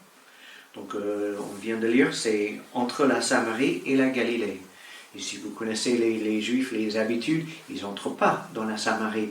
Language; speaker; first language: French; native; French